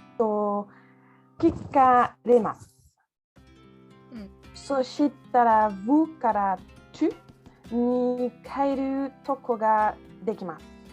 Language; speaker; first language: Japanese; non-native, learner; French